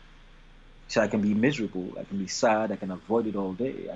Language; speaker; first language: English; non-native, local second language; Yoruba